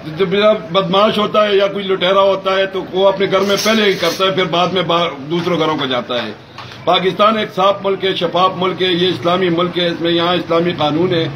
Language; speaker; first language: Urdu; non-native, local second language; Pashto